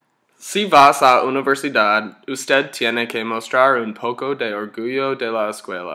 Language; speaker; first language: Spanish; non-native, learner; English